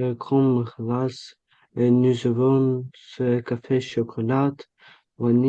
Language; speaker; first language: French; non-native, learner; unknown